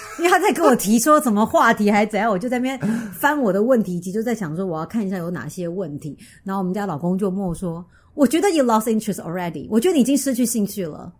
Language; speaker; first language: Chinese; native; Chinese